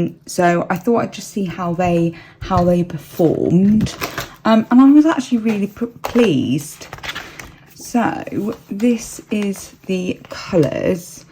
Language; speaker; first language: English; native; English